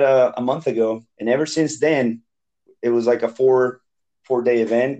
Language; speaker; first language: English; non-native, fluent; Spanish